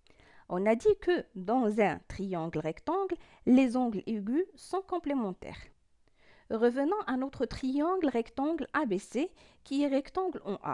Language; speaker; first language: French; non-native, local second language; Arabic